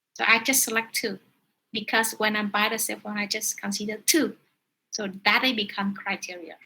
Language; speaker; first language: English; non-native, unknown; Vietnamese